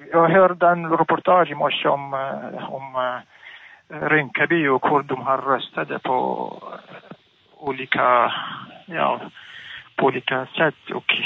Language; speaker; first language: Swedish; non-native, fluent; Arabic